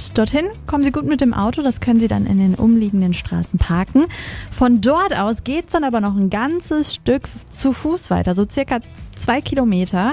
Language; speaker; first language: German; native; German